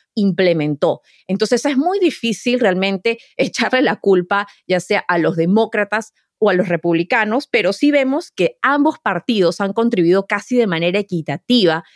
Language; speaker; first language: Spanish; native; Spanish